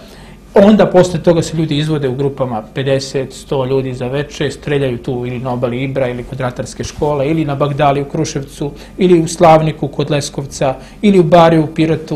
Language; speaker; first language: Serbian; native; Serbian